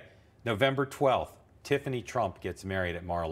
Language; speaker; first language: English; native; English